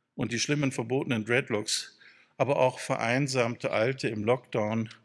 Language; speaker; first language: German; native; German